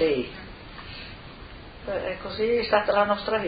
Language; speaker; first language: Italian; non-native, local second language; Friulian